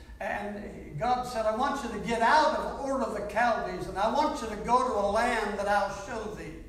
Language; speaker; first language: English; native; English